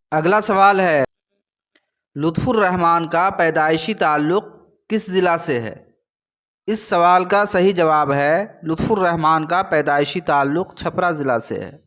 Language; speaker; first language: Urdu; native; Urdu